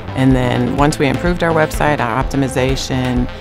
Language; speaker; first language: English; native; English